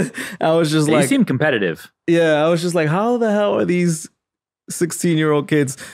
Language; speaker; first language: English; native; English